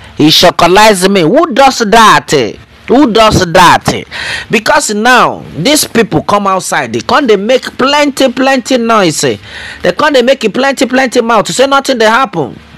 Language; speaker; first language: Nigerian Pidgin; non-native, local second language; Yoruba